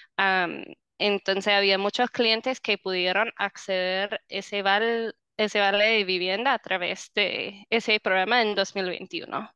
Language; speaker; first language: Spanish; non-native, fluent; English